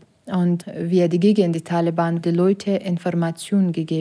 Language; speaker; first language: German; non-native, learner; Persian